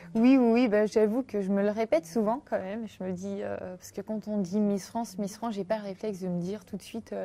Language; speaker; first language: French; native; French